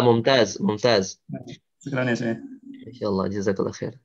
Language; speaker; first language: Arabic; non-native, fluent; Indonesian